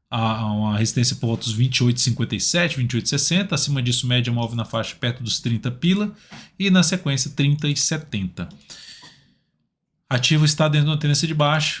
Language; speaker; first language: Portuguese; native; Portuguese